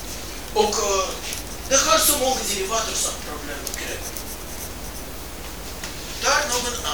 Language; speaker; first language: Swedish; non-native, fluent; Russian